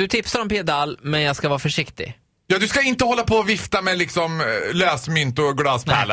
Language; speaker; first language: Swedish; native; Swedish